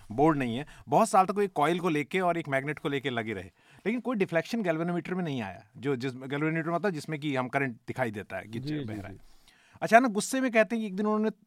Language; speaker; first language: Hindi; native; Hindi